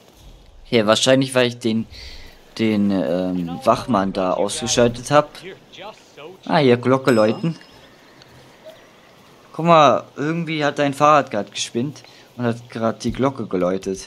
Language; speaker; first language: German; native; German